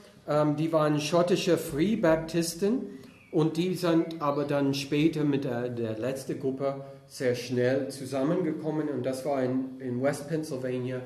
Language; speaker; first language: German; non-native, fluent; English